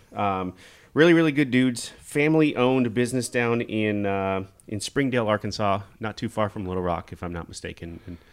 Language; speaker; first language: English; native; English